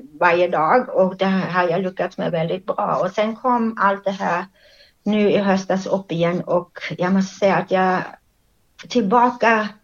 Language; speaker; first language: Swedish; non-native, fluent; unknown